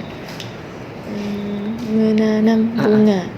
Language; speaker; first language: Indonesian; non-native, learner; Malay